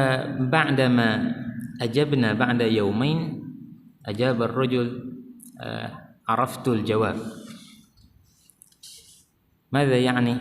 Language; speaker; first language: Arabic; non-native, fluent; Malay